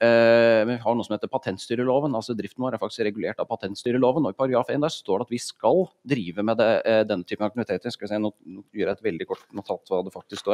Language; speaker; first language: Norwegian; native; Norwegian